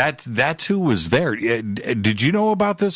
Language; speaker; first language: English; native; English